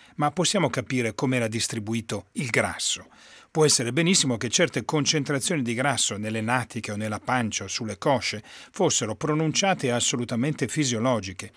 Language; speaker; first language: Italian; native; Italian